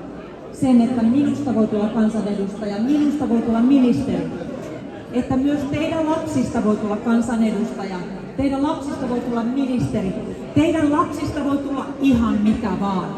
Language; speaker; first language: Finnish; early bilingual, other home language; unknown